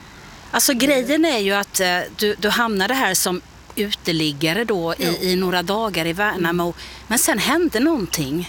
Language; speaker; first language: Swedish; native; Swedish